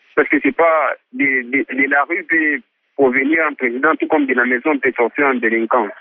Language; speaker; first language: French; non-native, local second language; Swahili